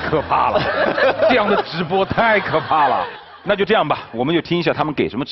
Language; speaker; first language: Chinese; native; Chinese